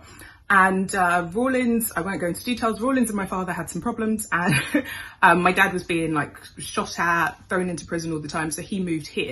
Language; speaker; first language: English; native; English